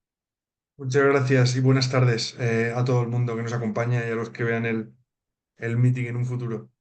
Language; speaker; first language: Spanish; native; Spanish